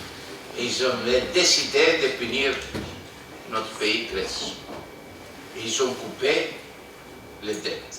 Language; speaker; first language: French; non-native, fluent; Greek